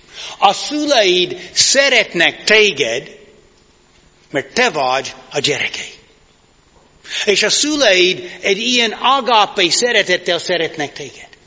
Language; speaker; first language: Hungarian; non-native, fluent; English